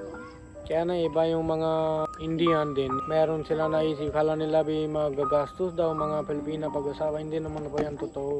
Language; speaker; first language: Filipino; non-native, learner; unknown